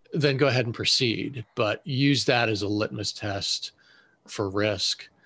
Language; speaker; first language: English; native; English